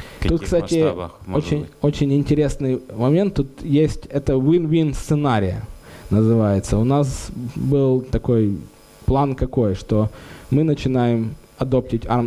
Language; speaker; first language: Russian; native; Russian